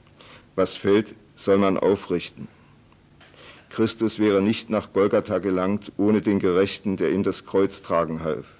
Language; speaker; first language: German; native; German